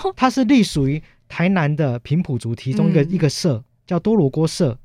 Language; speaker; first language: Chinese; native; Chinese